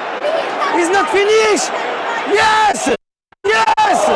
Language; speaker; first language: English; non-native, learner; French